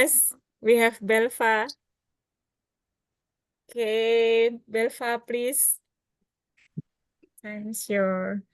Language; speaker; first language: English; non-native, learner; Indonesian